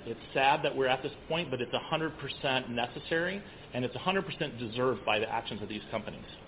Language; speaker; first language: English; native; English